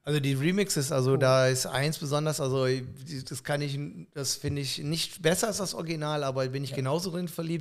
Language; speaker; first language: German; native; German